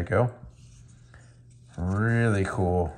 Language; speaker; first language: English; native; English